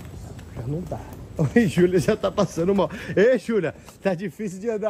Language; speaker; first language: Portuguese; native; Portuguese